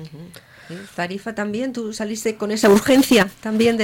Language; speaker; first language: Spanish; native; Spanish